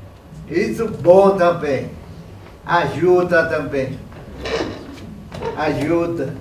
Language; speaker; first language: Portuguese; non-native, local second language; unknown